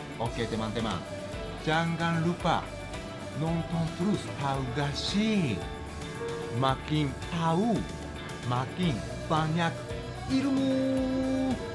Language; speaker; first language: Indonesian; non-native, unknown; Japanese